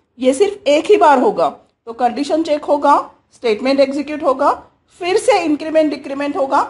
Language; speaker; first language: Hindi; native; Hindi